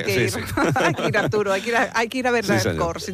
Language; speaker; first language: Spanish; native; Spanish